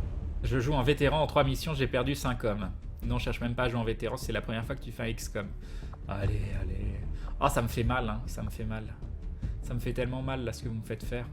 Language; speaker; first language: French; native; French